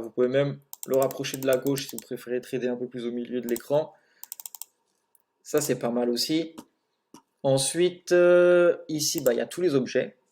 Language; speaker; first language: French; native; French